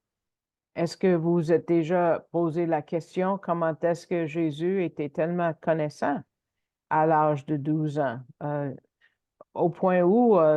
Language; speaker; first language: French; native; French